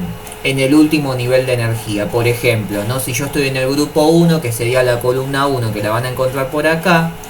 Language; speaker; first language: Spanish; native; Spanish